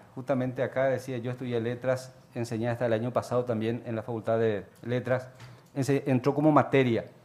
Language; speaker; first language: Spanish; native; Spanish